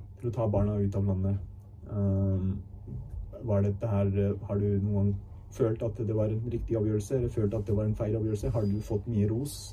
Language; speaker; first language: Norwegian; early bilingual, other home language; Urdu